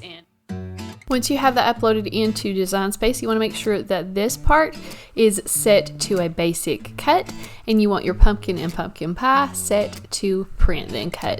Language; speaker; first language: English; native; English